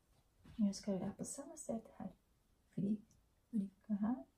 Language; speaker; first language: Swedish; non-native, learner; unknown